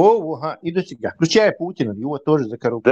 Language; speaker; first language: Russian; non-native, local second language; Chechen